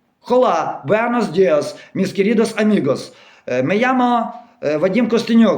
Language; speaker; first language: Spanish; non-native, learner; Ukrainian